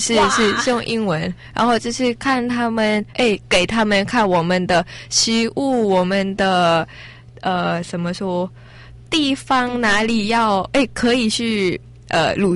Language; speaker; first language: Chinese; non-native, learner; Thai